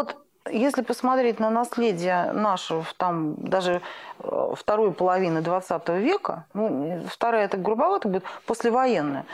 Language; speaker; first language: Russian; native; Russian